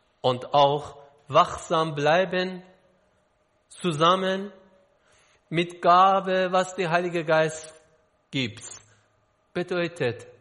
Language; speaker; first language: German; non-native, learner; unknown